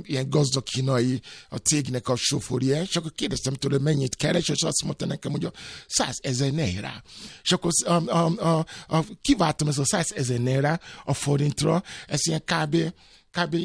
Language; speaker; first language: Hungarian; non-native, fluent; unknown